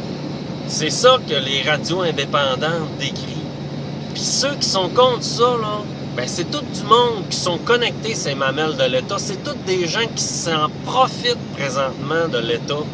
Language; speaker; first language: French; native; French